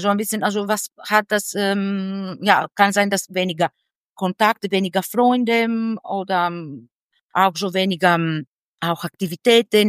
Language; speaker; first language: German; non-native, fluent; Greek